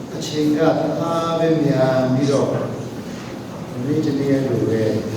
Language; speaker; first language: Burmese; non-native, local second language; Hakha Chin